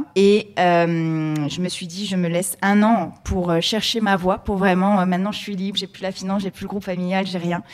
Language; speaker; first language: French; native; French